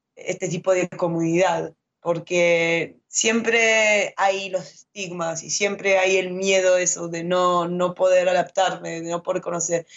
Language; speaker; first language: Spanish; non-native, fluent; French